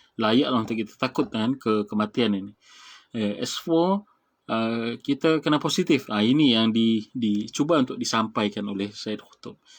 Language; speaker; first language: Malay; native; Malay